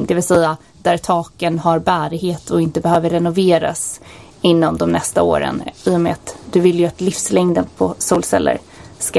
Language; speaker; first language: Swedish; native; Swedish